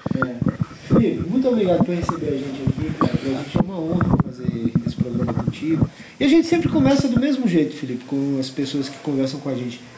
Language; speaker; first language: Portuguese; native; Portuguese